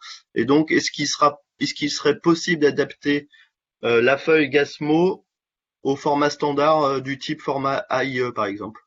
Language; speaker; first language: French; native; French